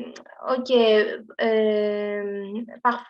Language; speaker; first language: French; non-native, learner; Greek